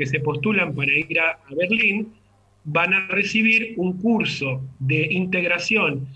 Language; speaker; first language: Spanish; native; Spanish